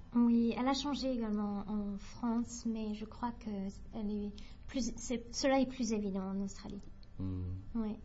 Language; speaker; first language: French; native; French